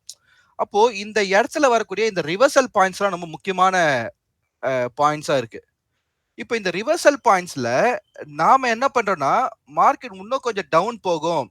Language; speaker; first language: Tamil; native; Tamil